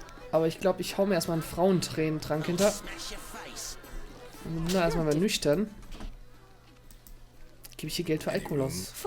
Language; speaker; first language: German; native; German